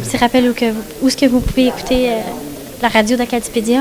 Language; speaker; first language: French; native; French